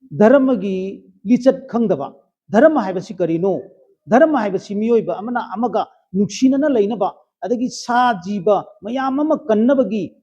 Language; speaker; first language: Manipuri; native; Manipuri